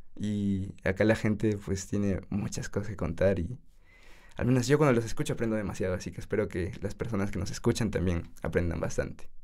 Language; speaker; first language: Spanish; native; Spanish